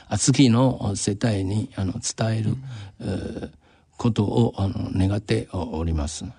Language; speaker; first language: Japanese; non-native, fluent; Chinese